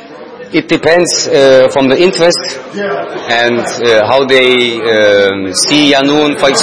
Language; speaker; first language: English; non-native, learner; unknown